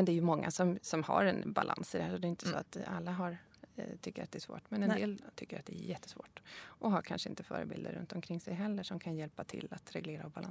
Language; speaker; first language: Swedish; native; Swedish